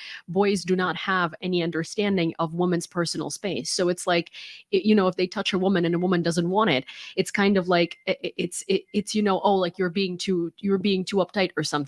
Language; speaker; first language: English; non-native, fluent; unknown